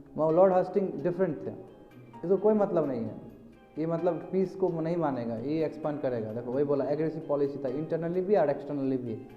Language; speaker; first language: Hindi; non-native, local second language; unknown